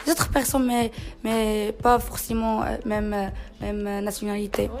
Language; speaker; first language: French; non-native, learner; Tachelhit